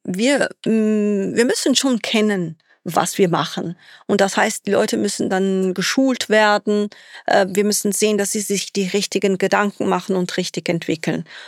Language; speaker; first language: German; non-native, fluent; Italian